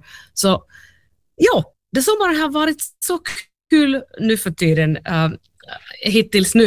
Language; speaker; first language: Swedish; non-native, learner; Finnish